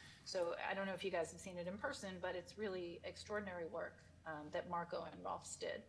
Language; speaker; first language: English; native; English